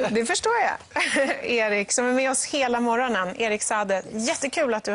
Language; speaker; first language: Swedish; native; Swedish